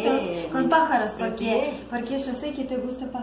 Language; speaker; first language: Spanish; non-native, learner; Russian